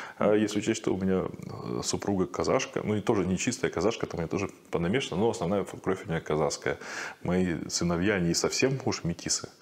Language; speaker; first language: Russian; native; Russian